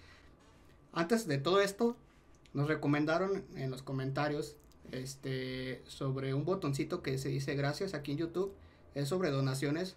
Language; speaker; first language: Spanish; native; Spanish